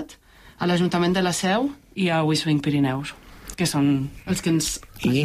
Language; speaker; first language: Catalan; native; Catalan